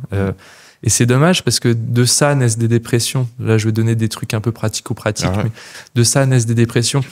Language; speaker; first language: French; native; French